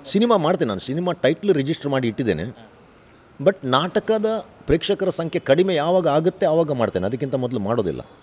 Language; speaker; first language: Kannada; non-native, local second language; Tulu